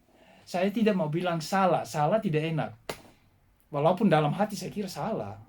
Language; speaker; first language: Indonesian; non-native, fluent; Dutch